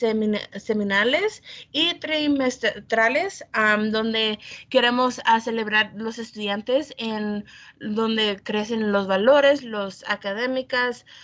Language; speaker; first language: Spanish; early bilingual, heritage; Spanish